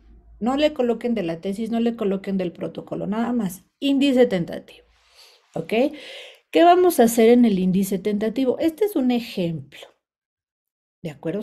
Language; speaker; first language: Spanish; native; Spanish